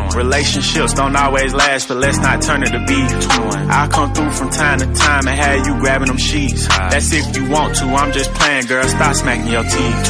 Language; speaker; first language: English; native; English